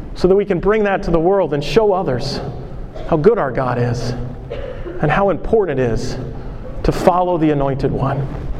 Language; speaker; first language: English; native; English